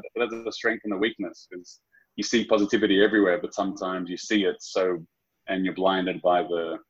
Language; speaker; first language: English; native; English